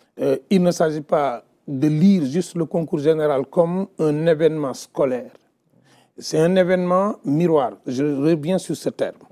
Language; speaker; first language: French; non-native, local second language; Wolof